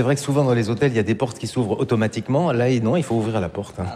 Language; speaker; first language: French; native; French